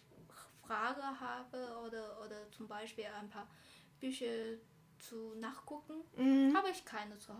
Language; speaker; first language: German; non-native, learner; Chinese